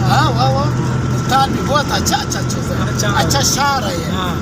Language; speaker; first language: Hindi; non-native, learner; Pashto